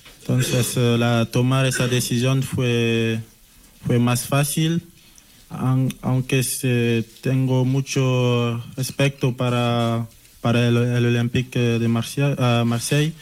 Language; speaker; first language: Spanish; non-native, learner; French